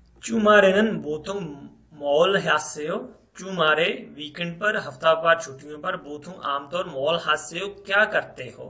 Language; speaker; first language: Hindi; non-native, local second language; Punjabi